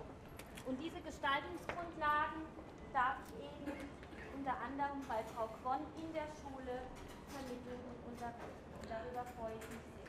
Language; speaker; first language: German; native; German